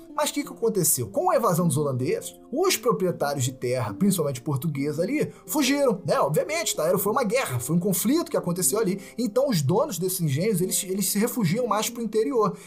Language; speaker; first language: Portuguese; native; Portuguese